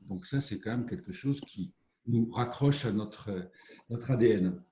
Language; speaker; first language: French; native; French